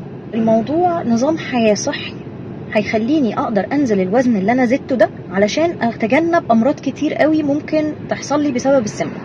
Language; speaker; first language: Arabic; native; Arabic